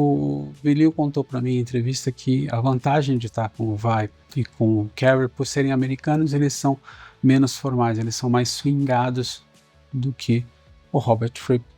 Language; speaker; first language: Portuguese; native; Portuguese